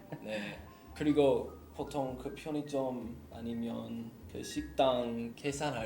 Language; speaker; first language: Korean; non-native, learner; English